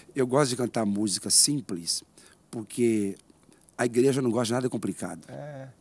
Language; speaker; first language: Portuguese; native; Portuguese